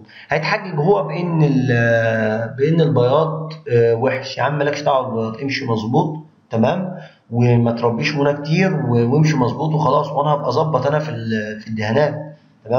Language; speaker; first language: Arabic; native; Arabic